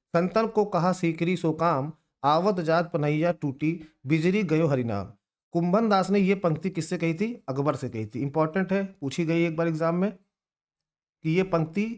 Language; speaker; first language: Hindi; native; Hindi